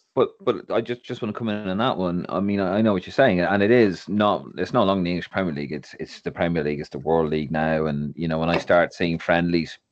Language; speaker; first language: English; native; English